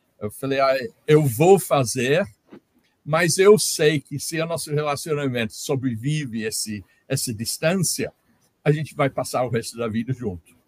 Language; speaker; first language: Portuguese; non-native, fluent; English